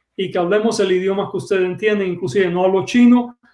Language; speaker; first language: Spanish; early bilingual, other home language; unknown